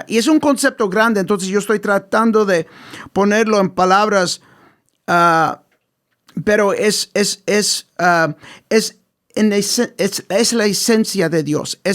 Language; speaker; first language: Spanish; early bilingual, heritage; English